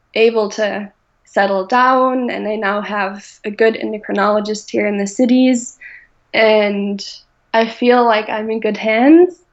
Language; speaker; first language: English; non-native, fluent; German